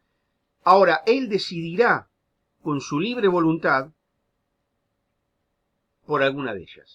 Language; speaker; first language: Spanish; native; Spanish